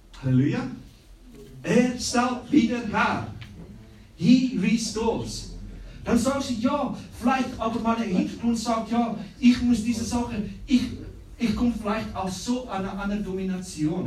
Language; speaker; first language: German; non-native, learner; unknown